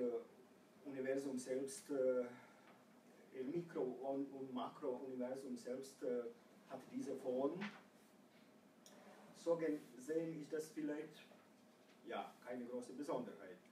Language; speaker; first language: German; non-native, fluent; Croatian